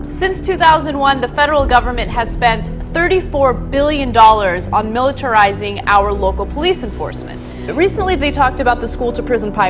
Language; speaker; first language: English; native; English